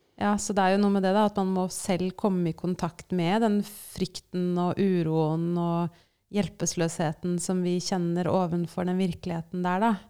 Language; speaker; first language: Norwegian; native; Norwegian